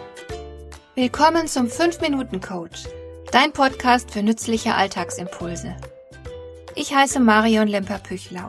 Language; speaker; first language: German; native; German